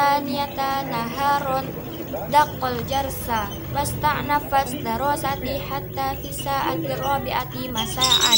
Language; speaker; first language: Arabic; non-native, learner; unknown